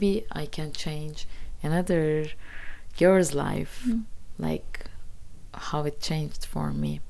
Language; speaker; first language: English; non-native, fluent; Turkish